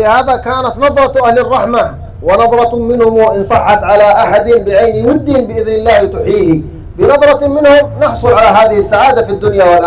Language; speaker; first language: Arabic; native; Arabic